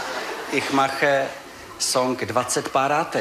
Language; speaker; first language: German; non-native, learner; Czech